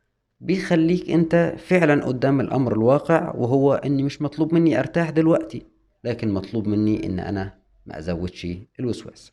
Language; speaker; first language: Arabic; native; Arabic